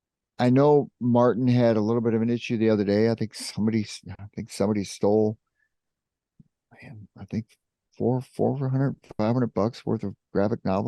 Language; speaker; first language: English; native; English